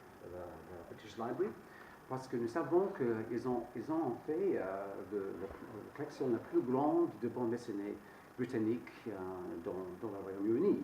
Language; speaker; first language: French; non-native, fluent; English